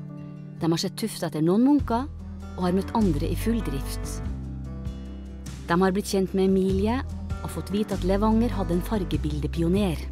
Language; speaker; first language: Norwegian; native; Norwegian